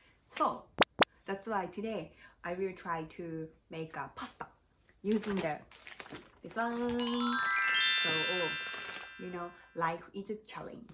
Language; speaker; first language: English; non-native, learner; Japanese